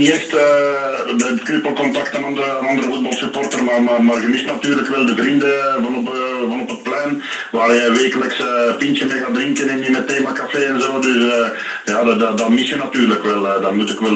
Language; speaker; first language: Dutch; native; Dutch